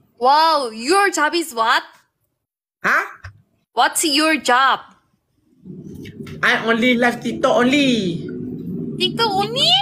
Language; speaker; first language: English; non-native, learner; Malay